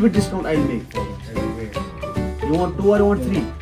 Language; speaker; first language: English; non-native, local second language; Kashmiri